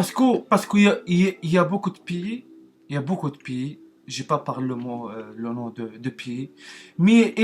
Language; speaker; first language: French; non-native, learner; Arabic